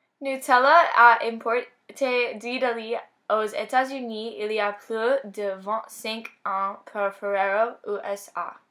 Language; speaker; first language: French; non-native, learner; English